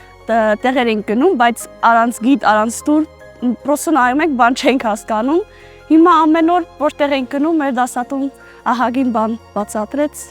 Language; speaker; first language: Armenian; non-native, learner; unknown